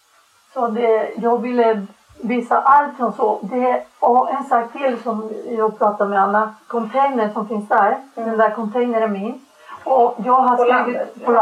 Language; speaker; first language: Swedish; non-native, learner; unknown